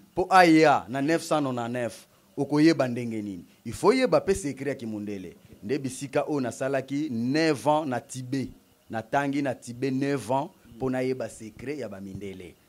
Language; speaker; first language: Lingala; non-native, local second language; Kongo